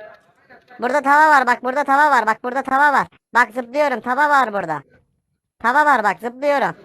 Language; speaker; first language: Turkish; native; Turkish